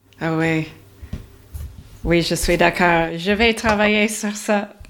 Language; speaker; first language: French; non-native, learner; English